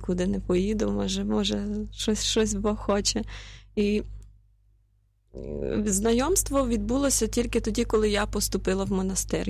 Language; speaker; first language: Ukrainian; native; Ukrainian